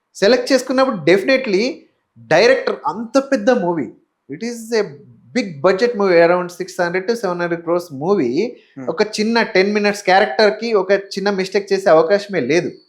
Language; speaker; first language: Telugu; native; Telugu